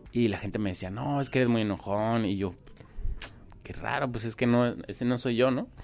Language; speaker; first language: Spanish; native; Spanish